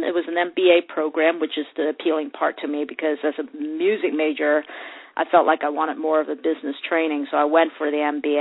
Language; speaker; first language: English; non-native, local second language; Cantonese